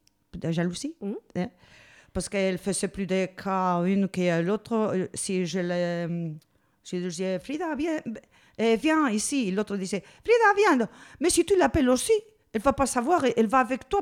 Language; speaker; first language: French; non-native, learner; Spanish